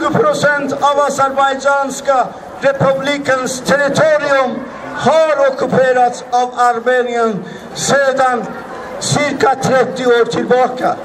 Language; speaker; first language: Swedish; non-native, fluent; Azerbaijani